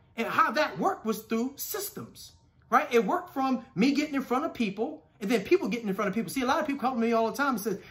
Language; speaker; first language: English; native; English